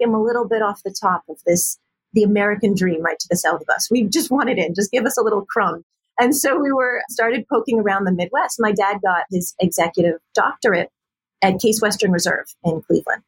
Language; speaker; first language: English; native; English